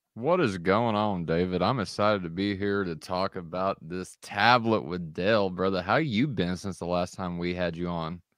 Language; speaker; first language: English; native; English